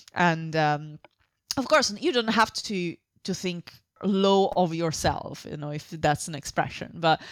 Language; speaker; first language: English; non-native, fluent; Italian